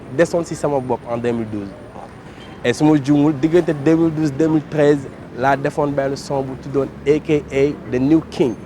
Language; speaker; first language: Wolof; native; Wolof